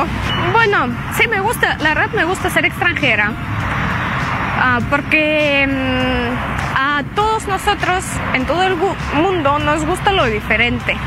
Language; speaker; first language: Spanish; non-native, fluent; Russian